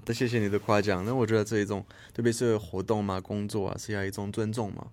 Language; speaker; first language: Chinese; non-native, fluent; French